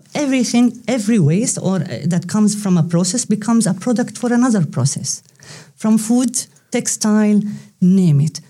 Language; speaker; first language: English; non-native, fluent; Arabic